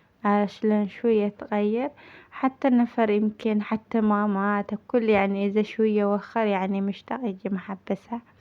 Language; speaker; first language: Arabic; non-native, learner; Amharic